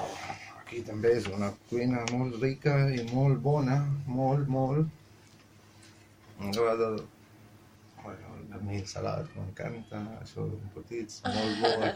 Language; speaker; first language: Catalan; non-native, fluent; Arabic